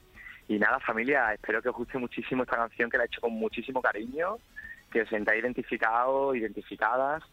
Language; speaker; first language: Spanish; native; Spanish